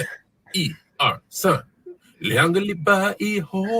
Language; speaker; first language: Chinese; non-native, learner; English